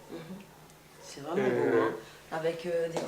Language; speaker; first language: French; native; French